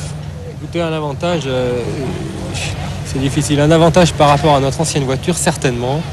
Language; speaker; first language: French; native; French